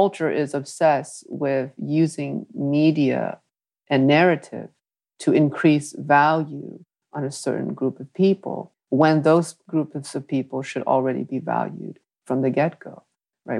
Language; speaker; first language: English; early bilingual, other home language; Vietnamese